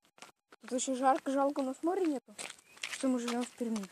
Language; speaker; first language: Russian; native; Russian